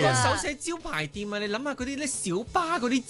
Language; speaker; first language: Cantonese; native; Cantonese